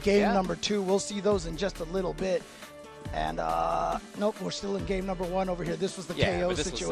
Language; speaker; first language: English; native; English